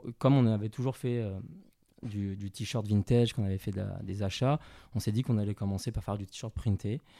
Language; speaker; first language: French; early bilingual, other home language; Chinese